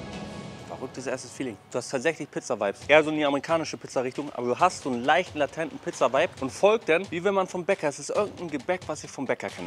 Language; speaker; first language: German; native; German